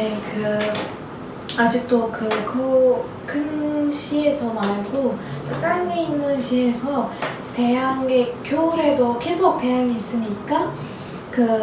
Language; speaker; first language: Korean; non-native, learner; Turkish